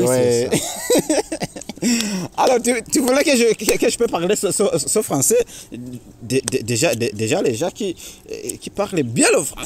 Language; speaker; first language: French; non-native, learner; Rundi